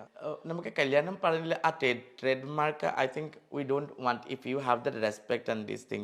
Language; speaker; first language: Malayalam; non-native, local second language; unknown